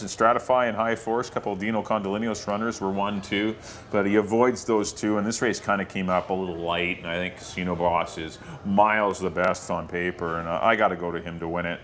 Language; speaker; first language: English; native; English